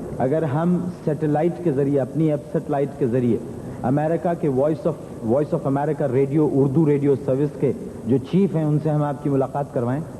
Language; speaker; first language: Urdu; native; Urdu